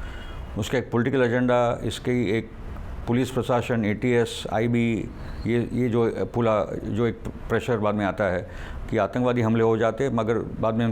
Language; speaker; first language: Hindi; native; Hindi